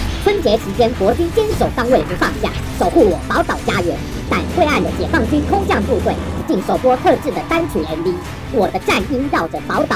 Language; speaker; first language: Chinese; native; Chinese